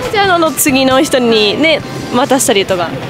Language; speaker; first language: Japanese; non-native, fluent; English